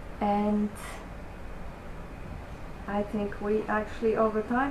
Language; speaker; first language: English; non-native, fluent; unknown